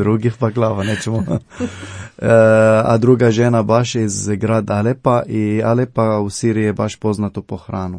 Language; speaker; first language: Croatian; non-native, learner; Arabic